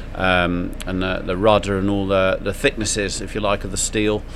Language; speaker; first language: English; native; English